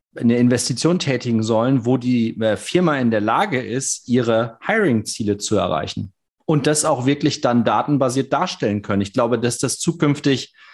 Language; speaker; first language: German; native; German